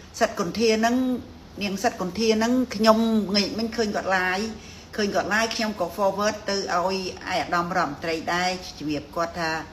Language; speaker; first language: Khmer; native; Khmer